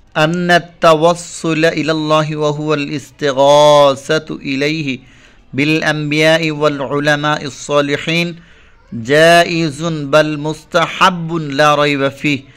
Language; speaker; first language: Arabic; non-native, fluent; Bangla